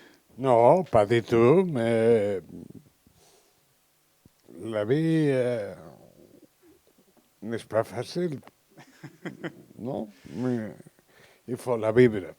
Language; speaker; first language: French; non-native, learner; Catalan